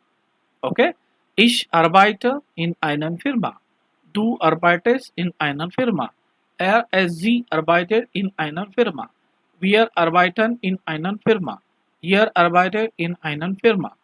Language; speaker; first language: German; non-native, learner; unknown